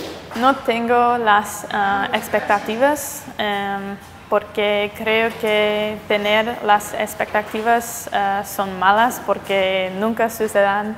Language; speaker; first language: Spanish; non-native, fluent; English